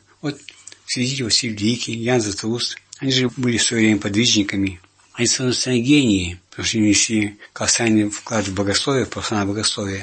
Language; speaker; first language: Russian; native; Russian